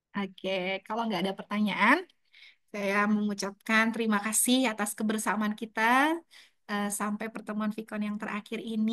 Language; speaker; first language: Indonesian; native; Indonesian